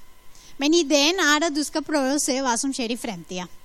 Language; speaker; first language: Norwegian; non-native, fluent; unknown